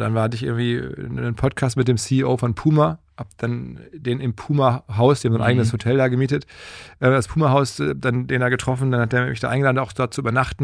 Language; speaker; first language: German; native; German